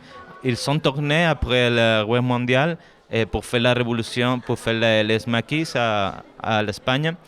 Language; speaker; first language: French; non-native, learner; Spanish